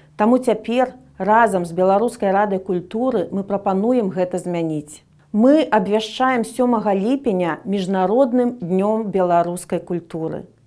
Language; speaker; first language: Belarusian; non-native, local second language; Russian